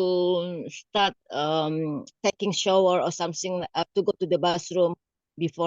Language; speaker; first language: English; non-native, learner; Indonesian